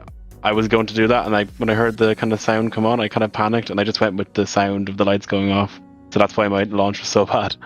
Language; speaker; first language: English; native; English